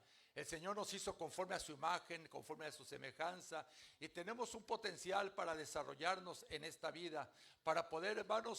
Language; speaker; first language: Spanish; native; Spanish